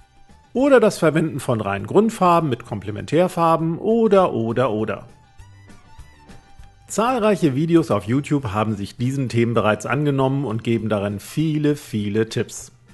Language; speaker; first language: German; native; German